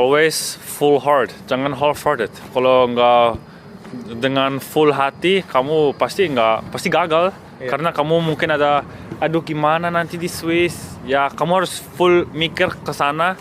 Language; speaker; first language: Indonesian; early bilingual, heritage; Indonesian